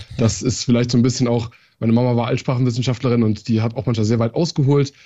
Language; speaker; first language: German; early bilingual, other home language; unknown